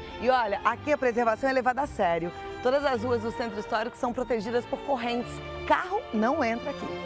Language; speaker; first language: Portuguese; native; Portuguese